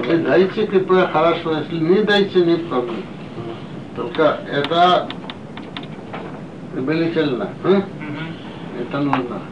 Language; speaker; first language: Russian; non-native, learner; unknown